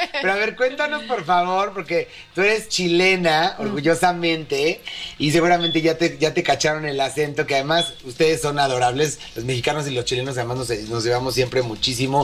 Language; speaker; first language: Spanish; native; Spanish